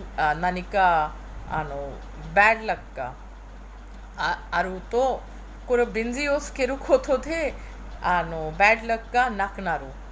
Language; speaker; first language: Japanese; non-native, fluent; Hindi